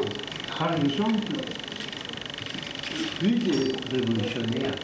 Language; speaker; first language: French; non-native, fluent; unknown